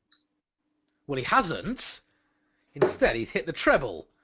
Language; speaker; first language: English; native; English